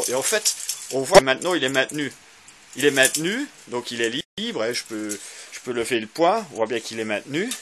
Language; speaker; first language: French; native; French